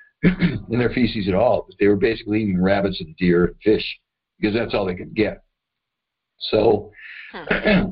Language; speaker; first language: English; native; English